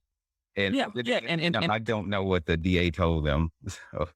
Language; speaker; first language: English; native; English